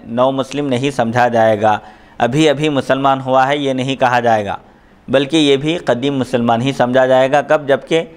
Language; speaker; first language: Urdu; native; Urdu